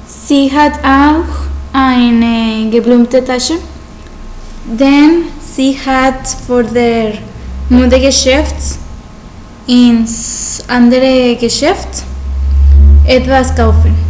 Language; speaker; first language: German; non-native, learner; Spanish